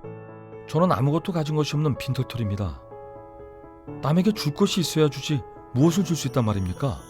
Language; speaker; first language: Korean; native; Korean